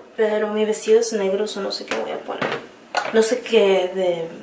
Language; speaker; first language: Spanish; early bilingual, heritage; Spanish